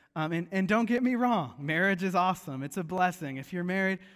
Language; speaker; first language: English; native; English